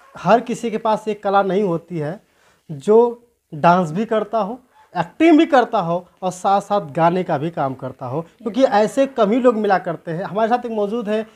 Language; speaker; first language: Hindi; native; Hindi